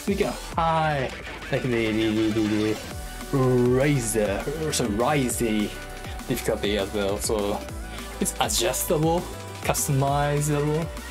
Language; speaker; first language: English; non-native, fluent; Japanese